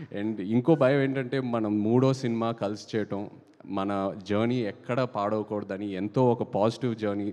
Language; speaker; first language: Telugu; native; Telugu